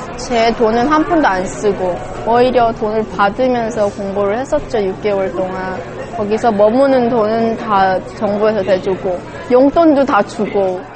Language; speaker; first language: Korean; native; Korean